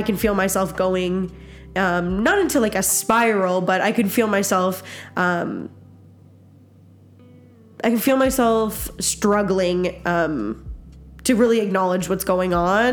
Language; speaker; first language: English; native; English